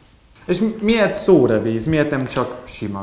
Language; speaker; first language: Hungarian; non-native, learner; English